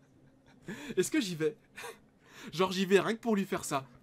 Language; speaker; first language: French; native; French